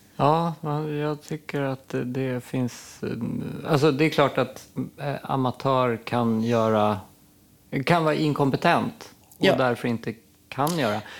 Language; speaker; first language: Swedish; native; Swedish